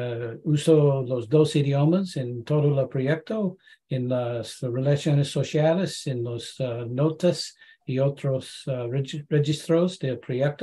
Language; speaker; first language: Spanish; non-native, learner; English